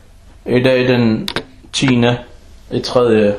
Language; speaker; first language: Danish; early bilingual, other home language; Arabic